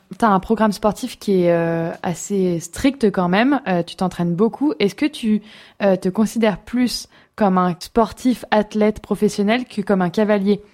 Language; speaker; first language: French; native; French